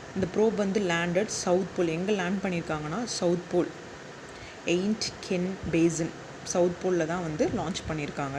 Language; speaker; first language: Tamil; native; Tamil